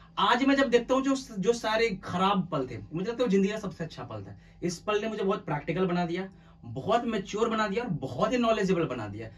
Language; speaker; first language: Hindi; native; Hindi